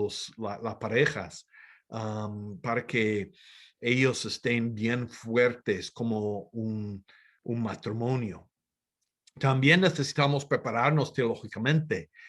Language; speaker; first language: Spanish; non-native, fluent; English